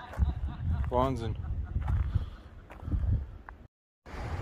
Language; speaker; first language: German; early bilingual, other home language; Bosnian